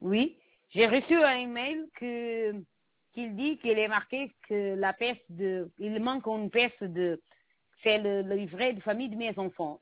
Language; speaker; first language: French; non-native, learner; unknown